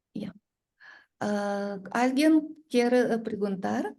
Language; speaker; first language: Spanish; non-native, learner; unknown